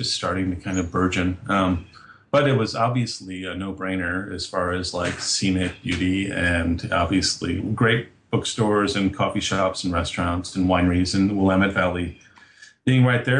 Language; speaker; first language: English; native; English